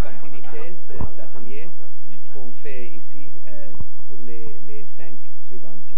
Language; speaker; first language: French; non-native, fluent; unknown